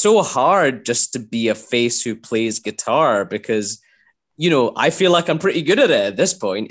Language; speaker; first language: English; native; English